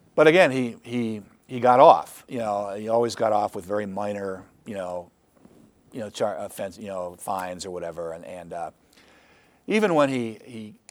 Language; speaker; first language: English; native; English